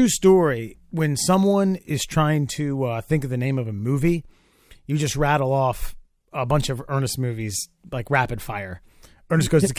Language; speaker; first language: English; native; English